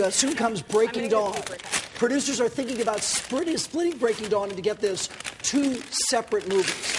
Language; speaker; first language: English; native; English